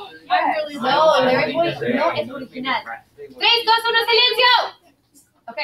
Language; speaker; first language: Spanish; non-native, fluent; English